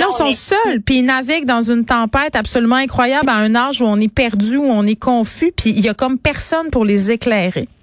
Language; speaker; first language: French; native; French